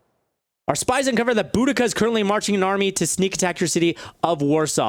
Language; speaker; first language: English; native; English